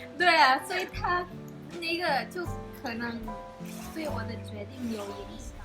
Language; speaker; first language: Chinese; non-native, fluent; Portuguese